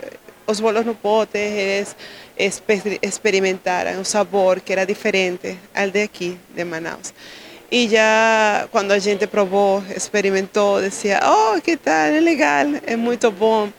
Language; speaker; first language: Portuguese; non-native, learner; Spanish